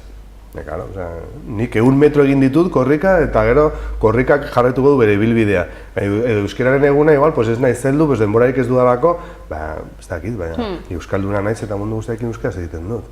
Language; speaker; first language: Basque; non-native, local second language; Spanish